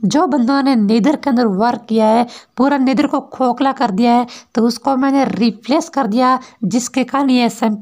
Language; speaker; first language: Hindi; native; Hindi